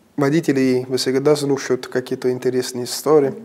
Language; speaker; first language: Russian; non-native, fluent; Italian